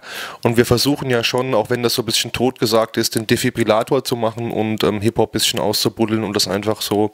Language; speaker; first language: German; native; German